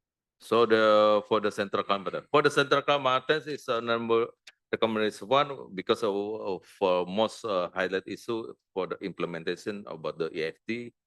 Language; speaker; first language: English; non-native, learner; Indonesian